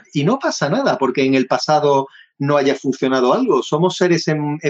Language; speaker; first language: Spanish; native; Spanish